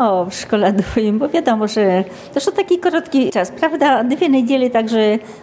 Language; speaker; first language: Ukrainian; native; Ukrainian